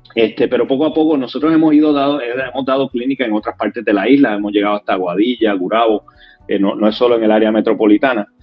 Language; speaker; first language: Spanish; native; Spanish